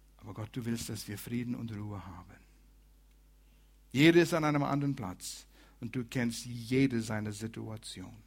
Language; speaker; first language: German; non-native, fluent; English